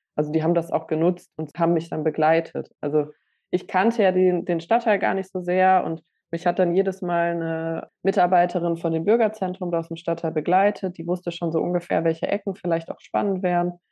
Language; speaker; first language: German; native; German